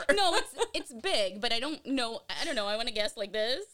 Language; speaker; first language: English; early bilingual, other home language; Portuguese